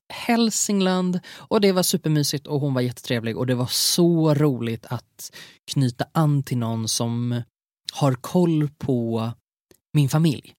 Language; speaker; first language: Swedish; native; Swedish